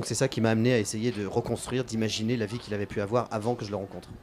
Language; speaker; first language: French; native; French